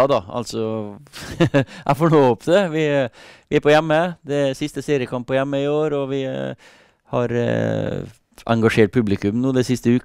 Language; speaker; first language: Norwegian; native; Norwegian